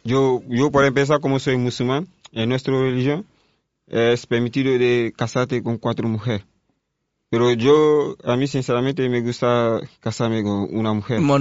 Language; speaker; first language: Spanish; non-native, learner; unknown